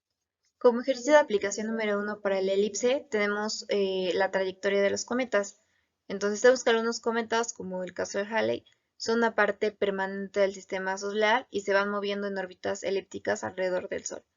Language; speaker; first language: Spanish; native; Spanish